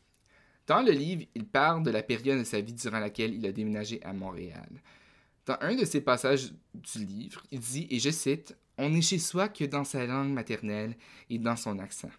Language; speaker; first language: French; native; French